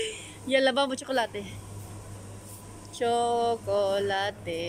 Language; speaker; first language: Spanish; non-native, learner; Filipino